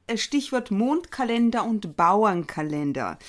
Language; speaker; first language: German; native; German